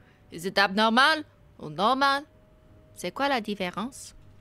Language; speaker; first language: French; non-native, learner; English